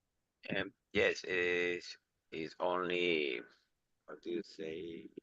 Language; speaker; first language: English; non-native, learner; Spanish